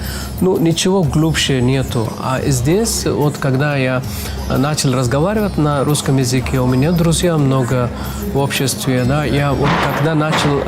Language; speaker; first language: Russian; non-native, fluent; Tamil